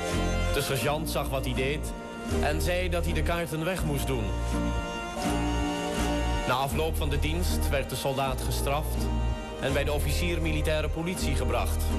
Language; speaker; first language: Dutch; native; Dutch